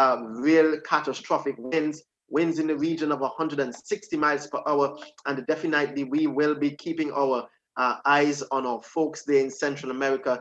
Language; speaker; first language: English; native; English